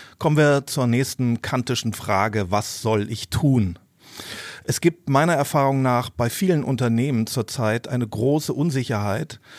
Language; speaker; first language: German; native; German